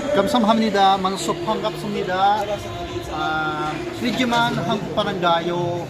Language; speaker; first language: Korean; non-native, learner; Filipino